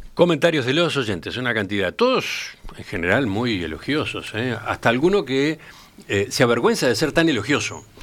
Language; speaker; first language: Spanish; native; Spanish